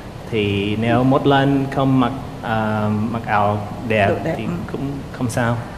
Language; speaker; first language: Vietnamese; non-native, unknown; English